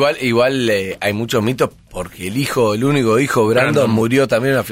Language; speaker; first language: Spanish; native; Spanish